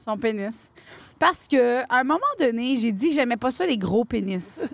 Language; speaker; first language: French; native; French